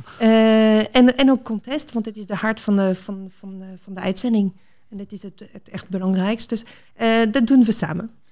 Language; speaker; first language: Dutch; non-native, fluent; French